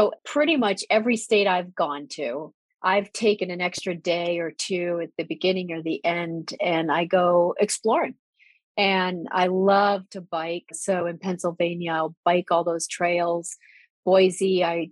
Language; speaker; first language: English; native; English